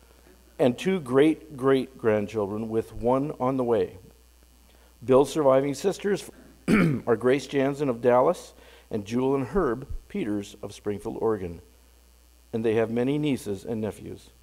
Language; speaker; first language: English; native; English